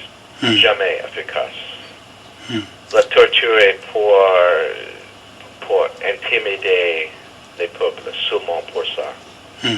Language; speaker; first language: French; non-native, fluent; English